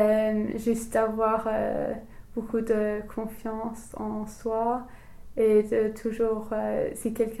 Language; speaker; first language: French; non-native, learner; English